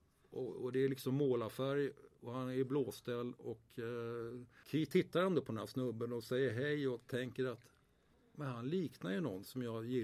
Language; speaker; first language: Swedish; native; Swedish